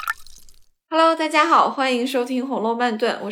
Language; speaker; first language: Chinese; native; Chinese